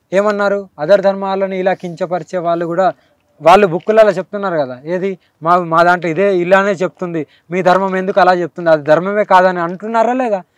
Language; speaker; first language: Telugu; native; Telugu